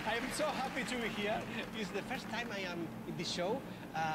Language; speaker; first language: English; non-native, fluent; Spanish